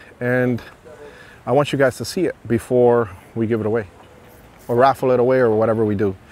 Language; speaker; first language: English; early bilingual, other home language; Spanish